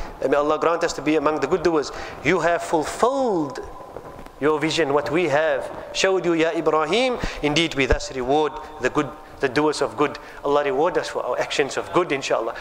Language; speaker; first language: English; native; English